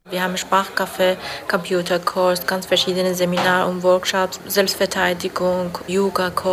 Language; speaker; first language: German; non-native, learner; Persian